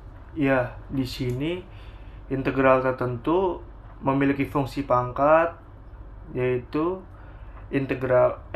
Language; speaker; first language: Indonesian; native; Indonesian